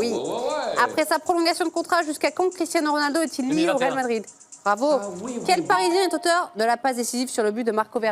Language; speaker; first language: French; native; French